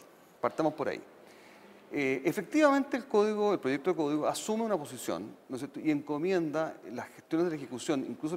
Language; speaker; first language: Spanish; native; Spanish